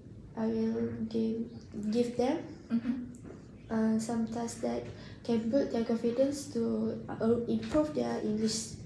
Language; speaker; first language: English; non-native, learner; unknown